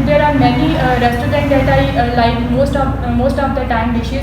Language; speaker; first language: English; non-native, local second language; Urdu